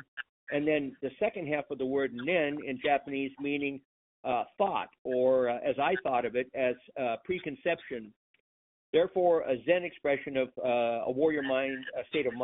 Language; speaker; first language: English; native; English